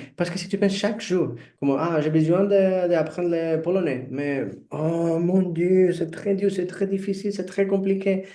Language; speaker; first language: French; non-native, learner; Portuguese